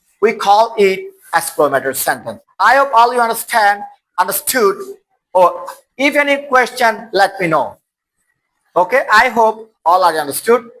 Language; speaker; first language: English; non-native, local second language; Bangla